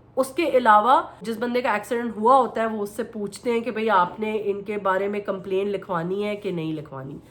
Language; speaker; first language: Urdu; native; Urdu